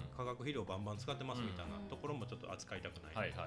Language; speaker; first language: Japanese; native; Japanese